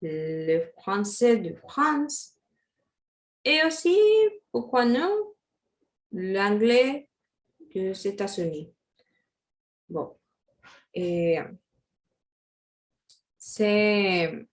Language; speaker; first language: French; non-native, learner; Spanish